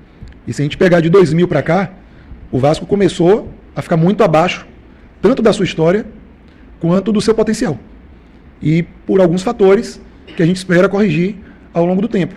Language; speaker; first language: Portuguese; native; Portuguese